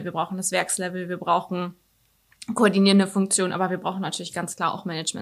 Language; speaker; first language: German; native; German